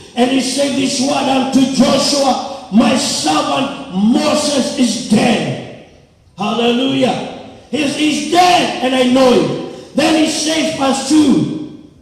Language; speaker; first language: English; non-native, local second language; Swahili